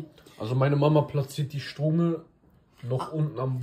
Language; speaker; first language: German; early bilingual, other home language; Kurdish